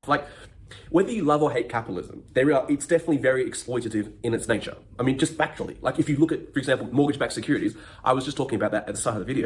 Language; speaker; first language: English; native; English